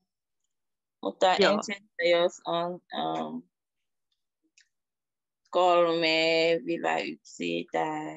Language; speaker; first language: Finnish; non-native, learner; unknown